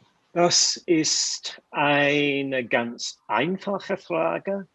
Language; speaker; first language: German; non-native, fluent; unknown